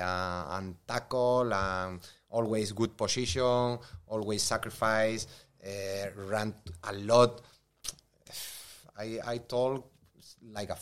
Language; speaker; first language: English; non-native, learner; Spanish